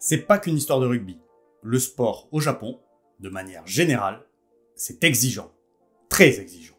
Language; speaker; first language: French; native; French